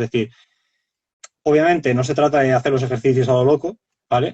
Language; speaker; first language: Spanish; native; Spanish